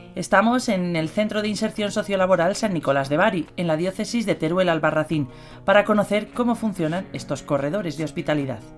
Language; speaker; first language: Spanish; native; Spanish